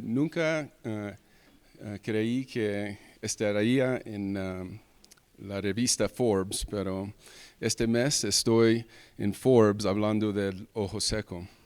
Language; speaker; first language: Spanish; early bilingual, heritage; English